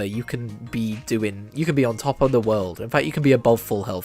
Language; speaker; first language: English; native; English